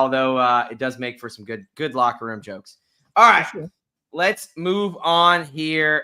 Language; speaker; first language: English; native; English